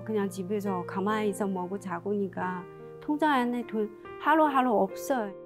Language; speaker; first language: Korean; non-native, learner; Chinese